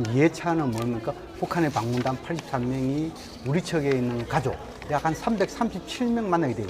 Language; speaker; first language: Korean; native; Korean